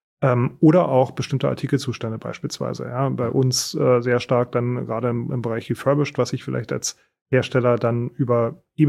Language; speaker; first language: German; native; German